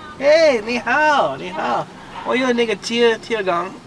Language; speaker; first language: Chinese; non-native, learner; English